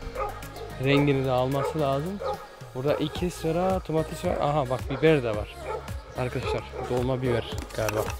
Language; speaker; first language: Turkish; early bilingual, heritage; Turkish